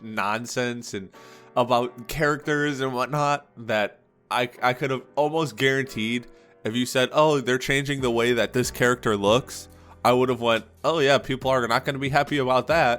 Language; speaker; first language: English; native; English